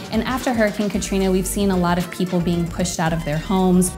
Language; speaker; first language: English; native; English